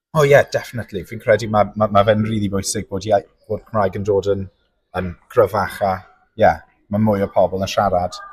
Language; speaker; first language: Welsh; non-native, local second language; English